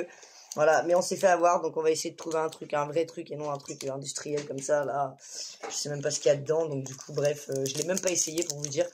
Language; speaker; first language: French; native; French